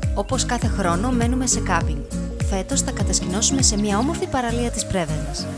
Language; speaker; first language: Greek; native; Greek